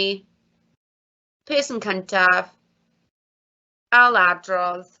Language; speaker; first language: Welsh; non-native, fluent; English